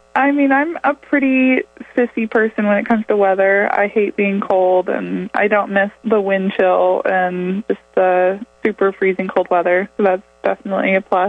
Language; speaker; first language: English; native; English